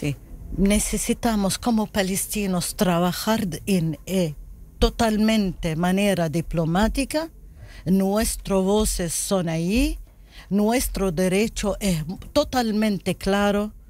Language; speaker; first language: Spanish; non-native, learner; Arabic